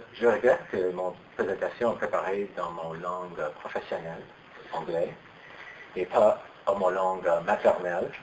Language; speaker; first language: French; non-native, learner; Yiddish